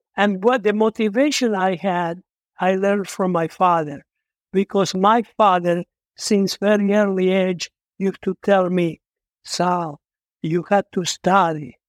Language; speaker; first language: English; non-native, fluent; Italian